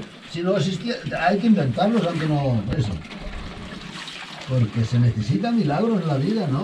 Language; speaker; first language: Spanish; non-native, local second language; Galician